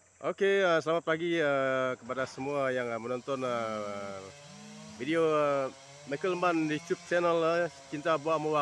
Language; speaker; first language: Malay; non-native, local second language; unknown